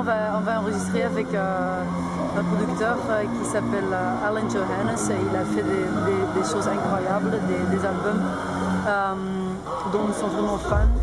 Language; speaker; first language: French; non-native, local second language; Dutch